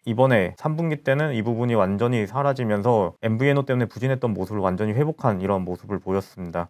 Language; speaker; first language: Korean; native; Korean